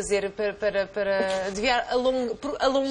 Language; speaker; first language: Portuguese; native; Portuguese